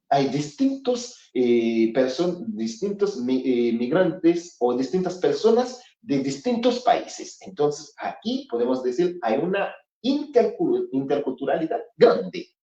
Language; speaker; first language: Spanish; non-native, fluent; Haitian Creole